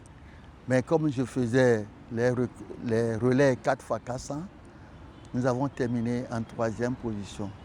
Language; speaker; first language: French; non-native, local second language; Ewe